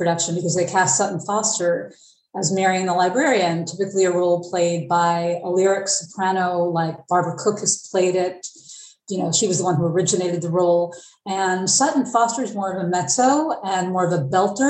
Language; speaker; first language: English; native; English